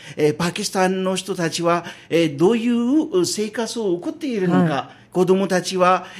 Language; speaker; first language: Japanese; non-native, fluent; Urdu